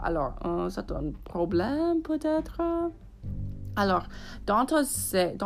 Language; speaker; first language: French; non-native, fluent; English